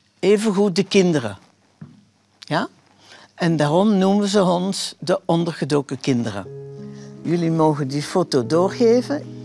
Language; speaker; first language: Dutch; early bilingual, other home language; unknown